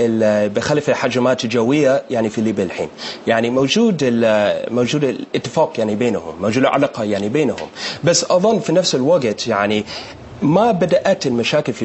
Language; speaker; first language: Arabic; non-native, learner; English